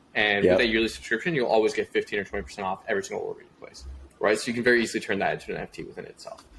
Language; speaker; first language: English; native; English